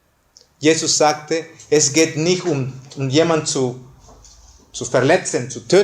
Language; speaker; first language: German; non-native, fluent; Spanish